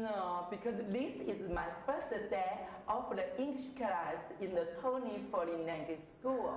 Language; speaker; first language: English; non-native, fluent; Chinese